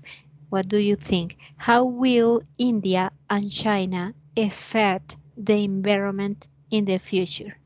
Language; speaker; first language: English; non-native, learner; Spanish